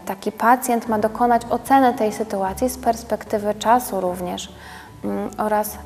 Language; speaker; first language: Polish; native; Polish